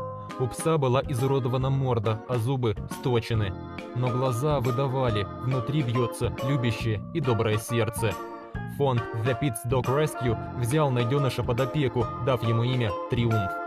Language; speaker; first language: Russian; native; Russian